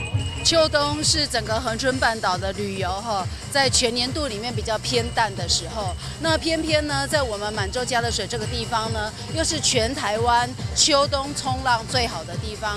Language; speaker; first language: Chinese; native; Chinese